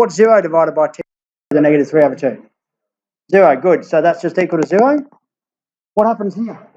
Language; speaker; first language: English; native; English